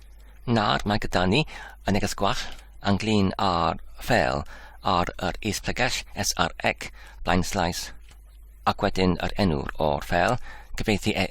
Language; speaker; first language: Welsh; non-native, learner; Polish